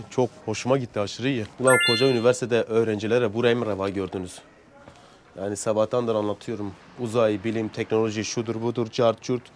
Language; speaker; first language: Turkish; native; Turkish